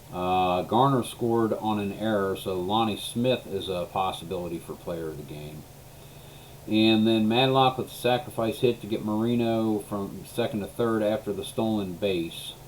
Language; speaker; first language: English; native; English